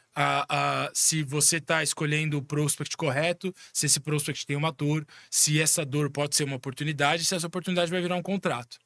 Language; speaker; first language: Portuguese; native; Portuguese